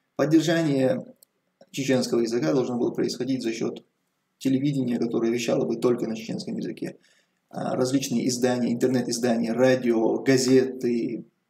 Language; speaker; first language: Russian; non-native, local second language; Chechen